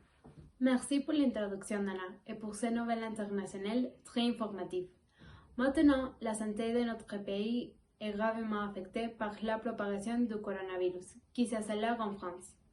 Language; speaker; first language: French; non-native, fluent; Spanish